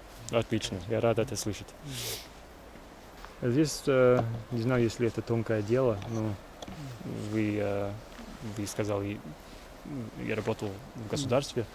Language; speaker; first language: Russian; non-native, learner; English